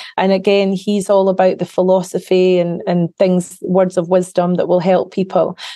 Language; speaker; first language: English; native; English